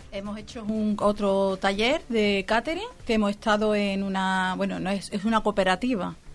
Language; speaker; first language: Spanish; native; Spanish